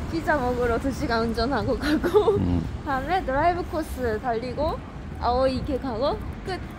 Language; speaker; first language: Korean; non-native, fluent; Japanese